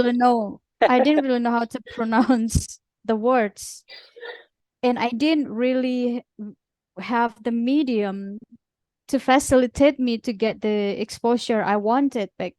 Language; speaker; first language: English; non-native, fluent; Indonesian